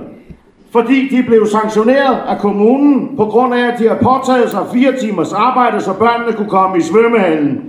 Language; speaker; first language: Danish; native; Danish